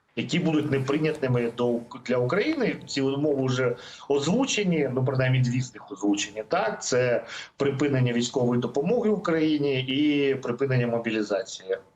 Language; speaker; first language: Ukrainian; non-native, local second language; Russian